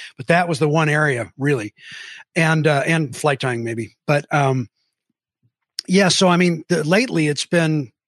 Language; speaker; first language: English; native; English